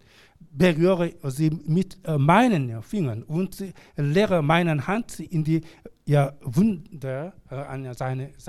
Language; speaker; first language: German; non-native, learner; Korean